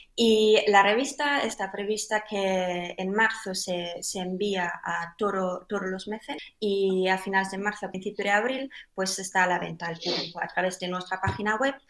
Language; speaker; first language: Spanish; non-native, fluent; German